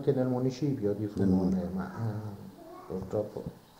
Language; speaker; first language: Italian; native; Italian